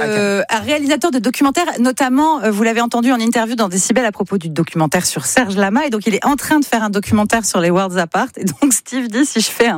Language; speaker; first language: French; native; French